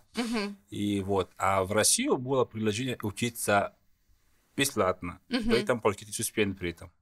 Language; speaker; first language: Russian; non-native, fluent; French